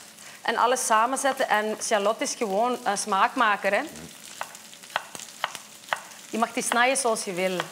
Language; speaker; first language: Dutch; non-native, fluent; Icelandic